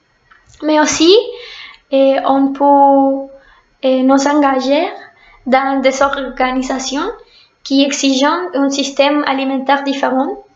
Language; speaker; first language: French; non-native, fluent; Spanish